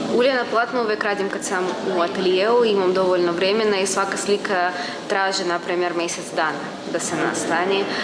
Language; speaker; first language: Bosnian; non-native, fluent; Russian